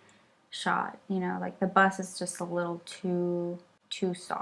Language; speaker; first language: English; native; English